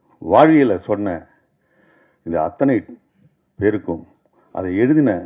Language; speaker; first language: Tamil; native; Tamil